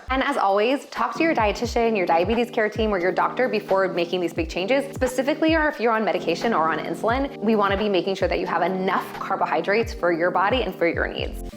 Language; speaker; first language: English; native; English